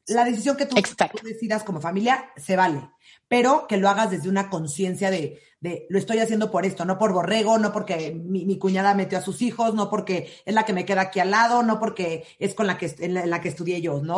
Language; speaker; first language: Spanish; native; Spanish